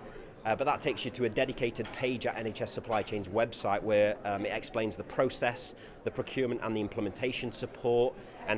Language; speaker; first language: English; native; English